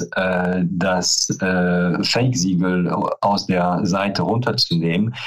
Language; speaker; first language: German; non-native, fluent; French